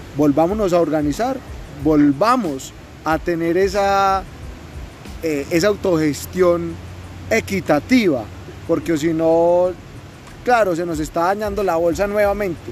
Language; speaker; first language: Spanish; native; Spanish